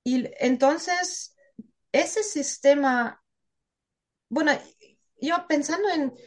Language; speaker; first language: Spanish; non-native, fluent; German